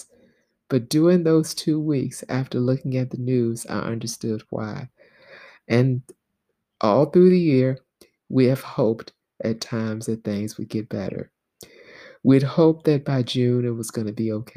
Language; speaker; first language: English; native; English